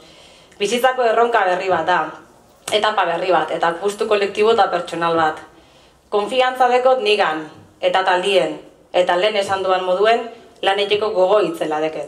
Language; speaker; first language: Basque; native; Basque